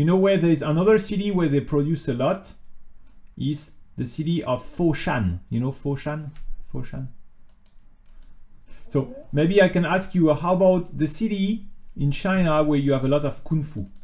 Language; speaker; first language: English; non-native, fluent; French